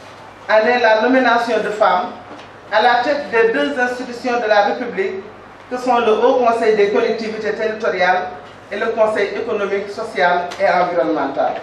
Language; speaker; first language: French; non-native, local second language; Wolof